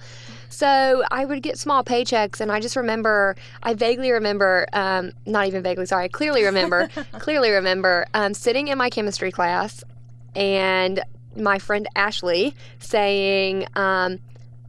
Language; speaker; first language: English; native; English